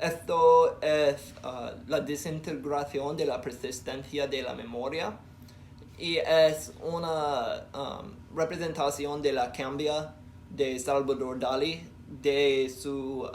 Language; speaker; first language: Spanish; non-native, learner; English